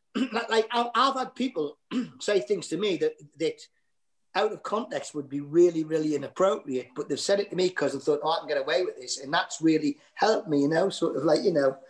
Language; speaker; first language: English; native; English